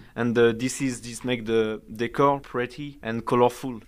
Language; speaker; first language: English; non-native, learner; French